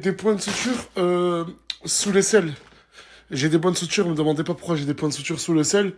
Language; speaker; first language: French; native; French